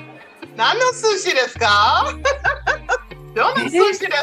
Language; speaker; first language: Japanese; non-native, fluent; English